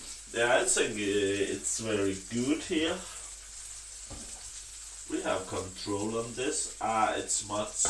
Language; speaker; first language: English; non-native, learner; Danish